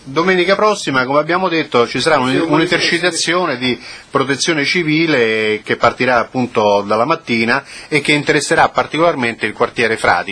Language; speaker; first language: Italian; native; Italian